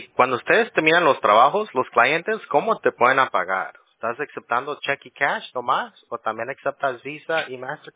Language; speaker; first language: Spanish; early bilingual, heritage; English